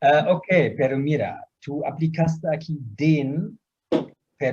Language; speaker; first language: Spanish; non-native, fluent; German